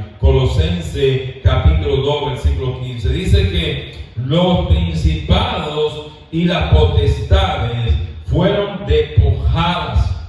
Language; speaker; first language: Spanish; native; Spanish